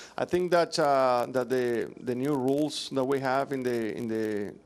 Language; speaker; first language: English; non-native, fluent; Spanish